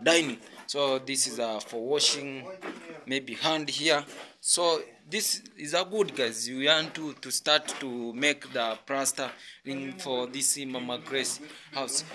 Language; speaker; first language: English; non-native, learner; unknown